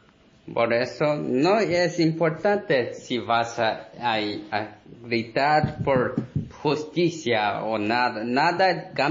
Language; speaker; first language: Spanish; non-native, learner; Korean